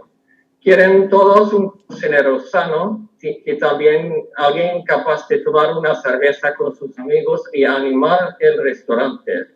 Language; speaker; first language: Spanish; non-native, fluent; Swedish